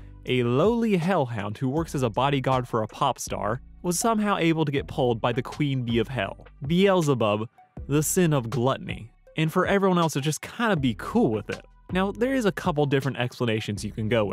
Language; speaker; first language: English; native; English